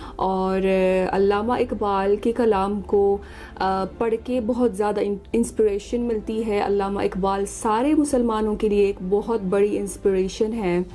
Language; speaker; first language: Urdu; non-native, fluent; Arabic